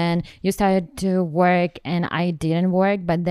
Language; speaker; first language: English; non-native, learner; Ukrainian